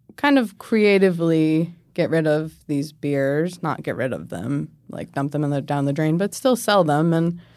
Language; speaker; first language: English; native; English